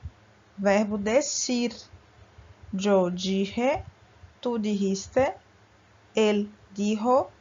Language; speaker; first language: Spanish; non-native, fluent; Portuguese